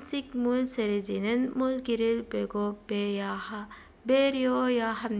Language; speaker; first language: Korean; non-native, fluent; Indonesian